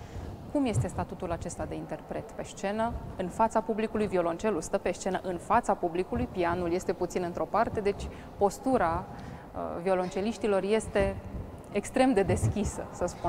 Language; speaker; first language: Romanian; native; Romanian